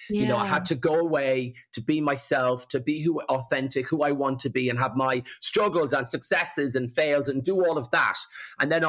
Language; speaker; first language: English; native; English